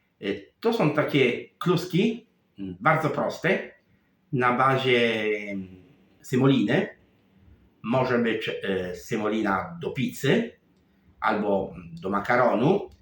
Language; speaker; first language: Polish; non-native, fluent; Italian